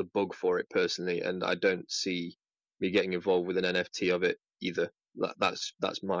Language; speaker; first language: English; native; English